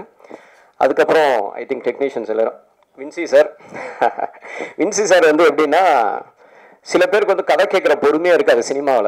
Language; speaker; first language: Tamil; native; Tamil